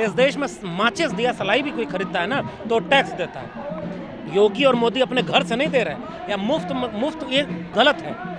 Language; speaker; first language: Hindi; native; Hindi